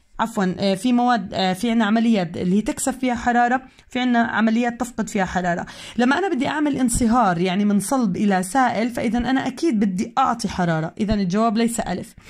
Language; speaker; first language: Arabic; native; Arabic